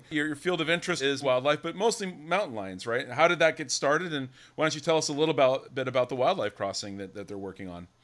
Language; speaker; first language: English; native; English